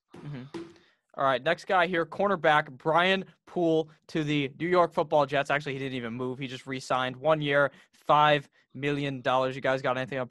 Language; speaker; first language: English; native; English